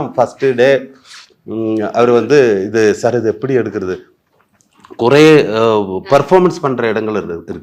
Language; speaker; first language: Tamil; non-native, learner; Malayalam